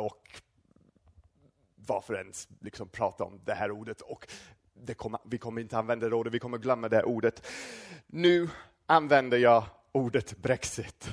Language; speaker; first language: Swedish; non-native, fluent; English